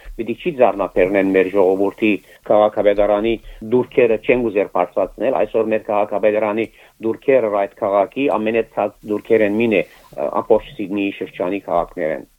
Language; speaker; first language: Armenian; native; Armenian